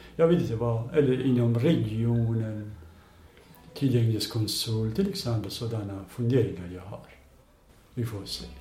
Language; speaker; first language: Swedish; non-native, fluent; Kurdish